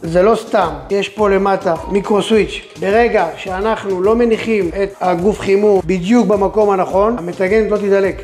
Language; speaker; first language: Hebrew; native; Hebrew